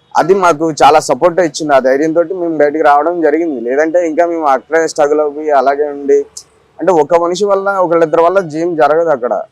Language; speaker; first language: Telugu; native; Telugu